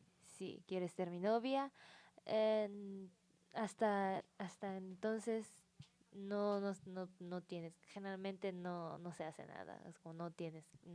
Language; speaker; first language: Spanish; non-native, learner; Japanese